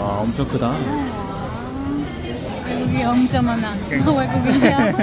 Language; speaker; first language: Korean; non-native, learner; Spanish